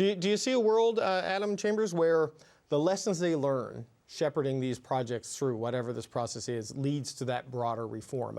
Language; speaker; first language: English; native; English